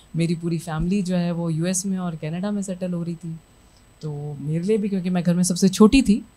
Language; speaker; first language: Hindi; native; Hindi